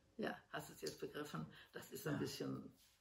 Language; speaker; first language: German; non-native, learner; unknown